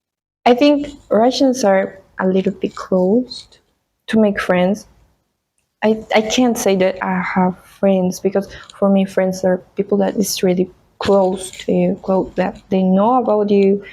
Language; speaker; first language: English; non-native, fluent; Spanish